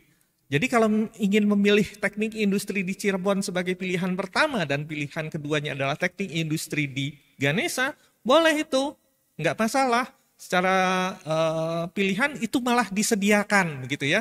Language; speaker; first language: Indonesian; native; Indonesian